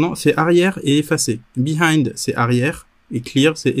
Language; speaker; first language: French; native; French